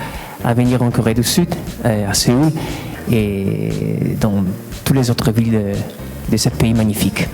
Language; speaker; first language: French; non-native, fluent; Italian